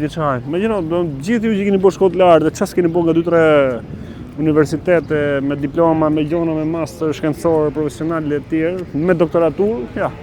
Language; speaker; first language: Albanian; native; Albanian